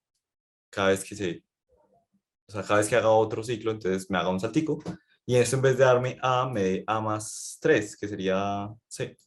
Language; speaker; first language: Spanish; native; Spanish